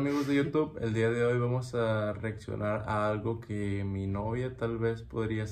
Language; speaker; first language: Spanish; native; Spanish